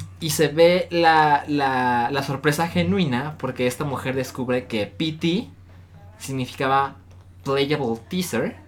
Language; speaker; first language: Spanish; native; Spanish